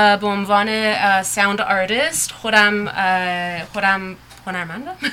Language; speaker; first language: Persian; early bilingual, heritage; Persian